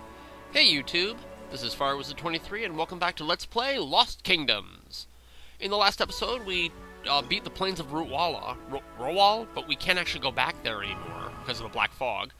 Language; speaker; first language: English; native; English